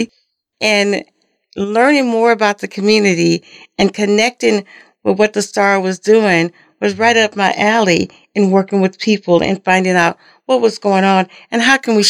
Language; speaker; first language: English; native; English